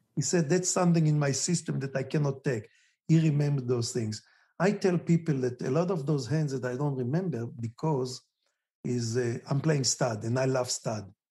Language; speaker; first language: English; non-native, fluent; Hebrew